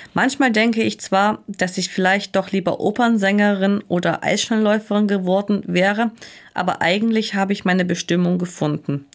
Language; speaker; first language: German; native; German